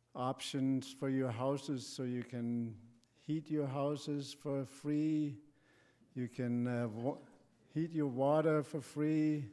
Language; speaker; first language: English; non-native, fluent; Danish